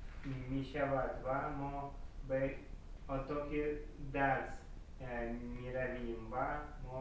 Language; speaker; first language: Persian; non-native, learner; Russian